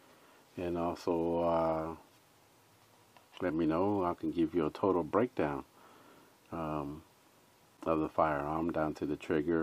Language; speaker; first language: English; native; English